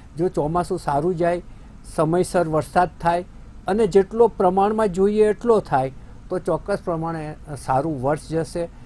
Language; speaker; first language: Gujarati; native; Gujarati